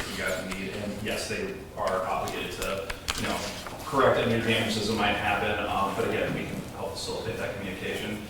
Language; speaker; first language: English; native; English